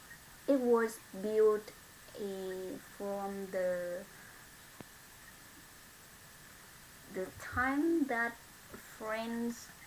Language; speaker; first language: English; non-native, learner; Vietnamese